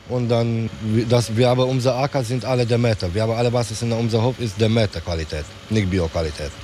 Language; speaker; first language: German; non-native, learner; Romanian